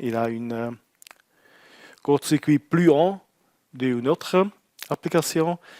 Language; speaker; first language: French; non-native, learner; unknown